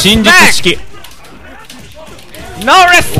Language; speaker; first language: Japanese; non-native, learner; German